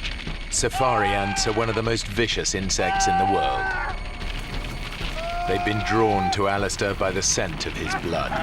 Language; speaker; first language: English; native; English